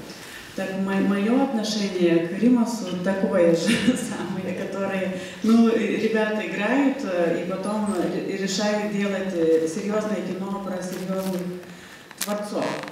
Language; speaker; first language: Russian; non-native, fluent; Lithuanian